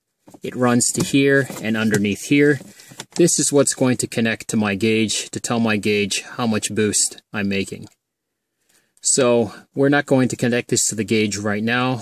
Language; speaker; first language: English; native; English